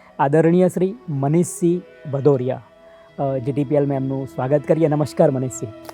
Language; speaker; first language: Gujarati; native; Gujarati